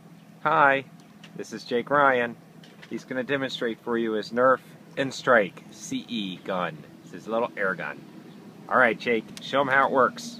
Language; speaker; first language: English; native; English